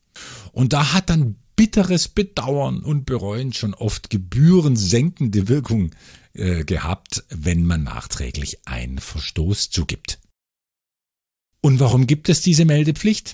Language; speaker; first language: German; native; German